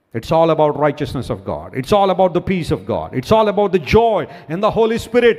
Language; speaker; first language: English; non-native, local second language; Telugu